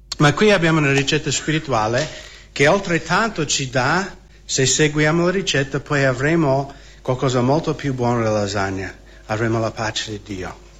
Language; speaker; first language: Italian; non-native, fluent; English